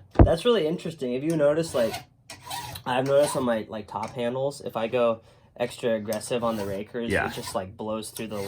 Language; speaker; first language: English; native; English